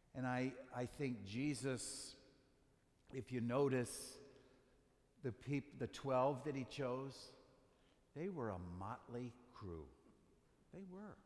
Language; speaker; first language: English; native; English